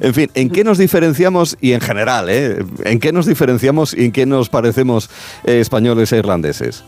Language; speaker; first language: Spanish; native; Spanish